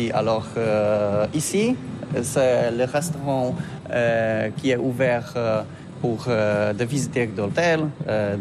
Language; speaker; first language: French; non-native, learner; Polish